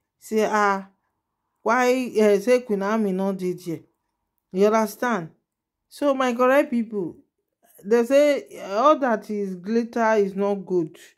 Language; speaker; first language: Nigerian Pidgin; non-native, local second language; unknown